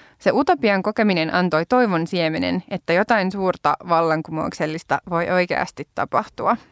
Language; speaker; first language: Finnish; native; Finnish